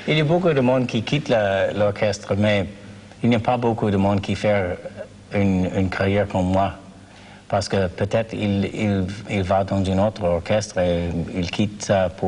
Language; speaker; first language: French; non-native, learner; English